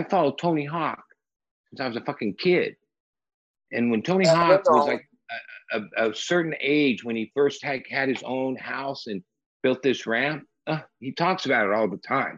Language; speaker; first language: English; native; English